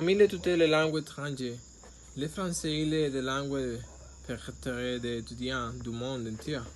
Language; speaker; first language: French; non-native, learner; Spanish